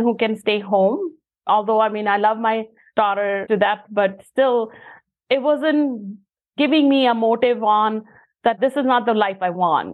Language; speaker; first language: English; non-native, local second language; Punjabi